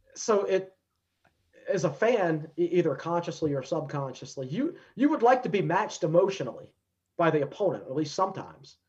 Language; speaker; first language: English; native; English